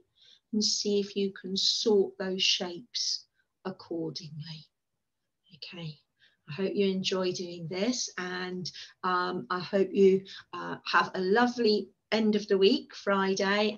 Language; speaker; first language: English; native; English